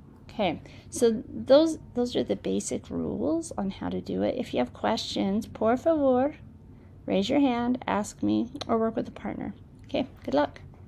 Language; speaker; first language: English; native; English